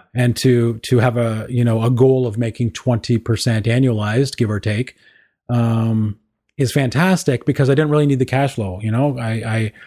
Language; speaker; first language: English; native; English